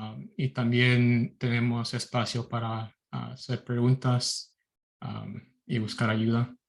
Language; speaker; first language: Spanish; early bilingual, heritage; Spanish